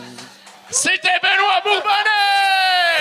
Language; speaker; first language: French; native; French